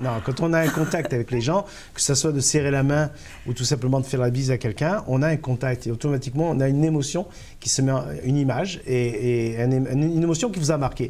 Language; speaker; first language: French; native; French